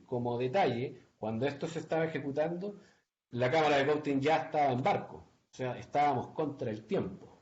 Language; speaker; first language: Spanish; native; Spanish